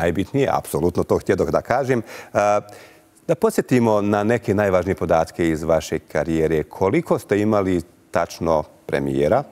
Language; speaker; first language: Bosnian; native; Bosnian